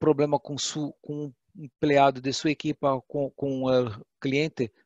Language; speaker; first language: Portuguese; non-native, learner; Spanish